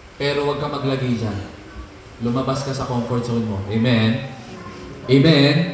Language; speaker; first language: Filipino; non-native, local second language; Cebuano